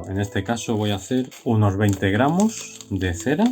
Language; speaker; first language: Spanish; native; Spanish